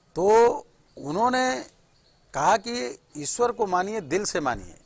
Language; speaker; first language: Hindi; native; Hindi